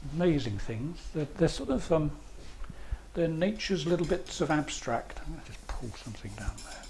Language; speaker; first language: English; native; English